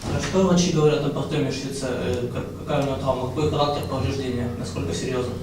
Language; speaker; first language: Russian; native; Russian